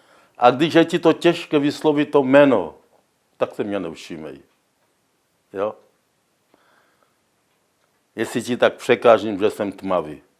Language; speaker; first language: Czech; non-native, local second language; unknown